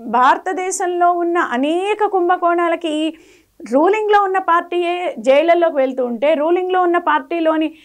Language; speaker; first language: Telugu; native; Telugu